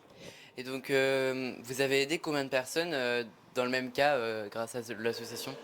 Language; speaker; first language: French; native; French